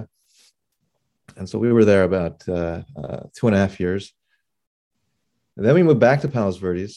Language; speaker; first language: English; native; English